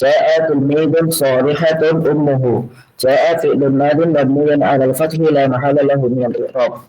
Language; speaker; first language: Arabic; non-native, learner; Indonesian